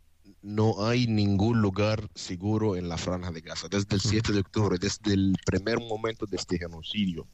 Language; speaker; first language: Spanish; non-native, fluent; Arabic